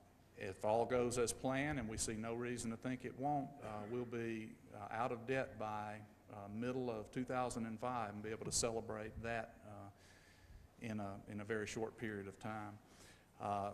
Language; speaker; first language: English; native; English